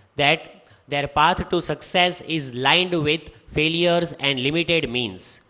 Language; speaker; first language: English; non-native, local second language; Hindi